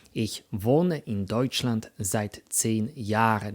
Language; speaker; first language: German; non-native, fluent; Polish